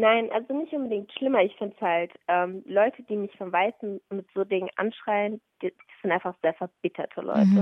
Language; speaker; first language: German; early bilingual, other home language; Somali